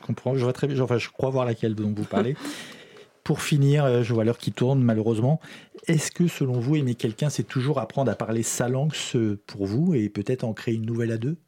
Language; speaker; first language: French; native; French